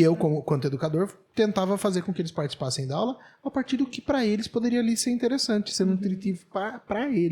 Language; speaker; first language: Portuguese; native; Portuguese